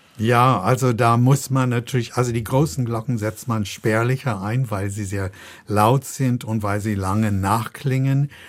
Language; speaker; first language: German; non-native, fluent; English